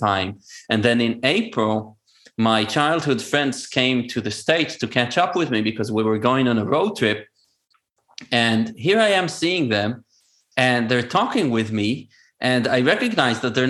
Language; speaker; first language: English; non-native, fluent; Hebrew